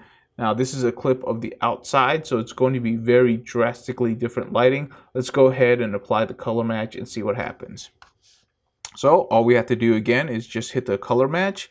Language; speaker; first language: English; native; English